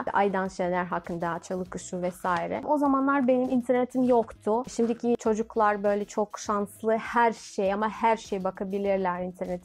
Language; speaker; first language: Turkish; non-native, fluent; Russian